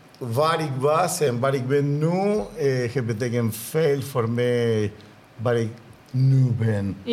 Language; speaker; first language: Dutch; non-native, learner; Spanish